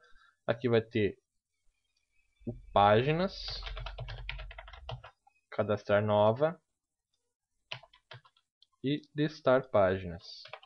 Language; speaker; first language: Portuguese; native; Portuguese